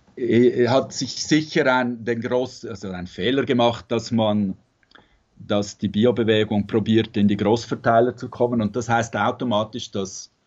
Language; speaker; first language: German; native; German